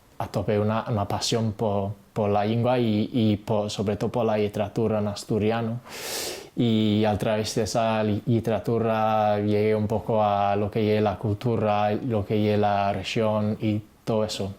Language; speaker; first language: Spanish; non-native, fluent; English